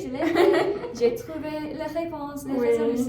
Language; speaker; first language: French; non-native, learner; English